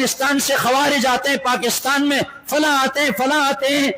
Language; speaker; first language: Urdu; non-native, local second language; Northern Hindko